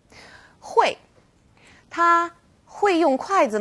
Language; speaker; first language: Chinese; non-native, fluent; English